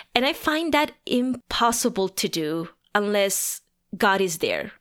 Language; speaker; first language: English; non-native, fluent; Spanish